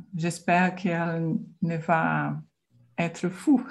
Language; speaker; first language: French; non-native, learner; Portuguese